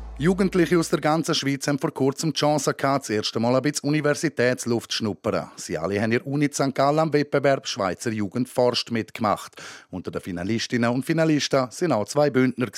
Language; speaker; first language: German; native; German